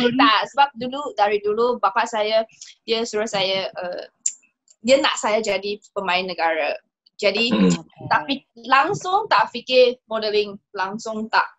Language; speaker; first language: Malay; non-native, local second language; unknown